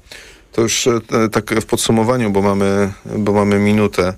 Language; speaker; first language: Polish; native; Polish